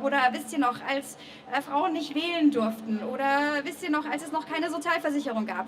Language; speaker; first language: German; native; German